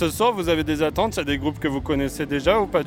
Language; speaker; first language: French; native; French